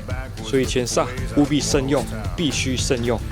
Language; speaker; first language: Chinese; native; Chinese